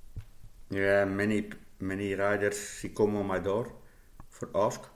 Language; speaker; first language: English; non-native, learner; Dutch